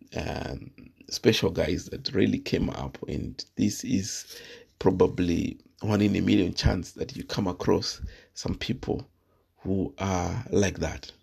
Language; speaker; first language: English; non-native, local second language; Shona